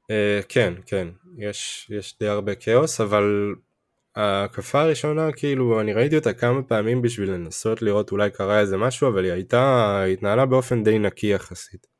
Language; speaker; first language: Hebrew; native; Hebrew